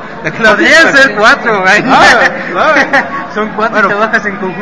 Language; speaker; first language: Spanish; native; Spanish